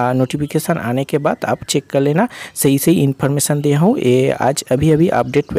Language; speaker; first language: Hindi; non-native, local second language; Bangla